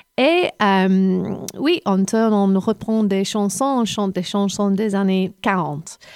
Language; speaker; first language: French; non-native, fluent; English